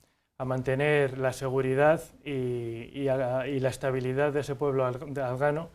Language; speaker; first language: Spanish; native; Spanish